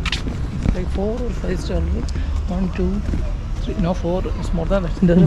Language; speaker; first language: English; non-native, local second language; Malayalam